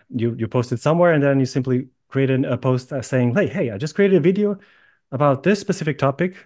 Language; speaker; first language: English; non-native, fluent; Portuguese